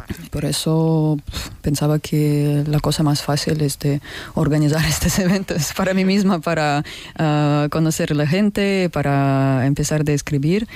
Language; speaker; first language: Spanish; non-native, learner; Russian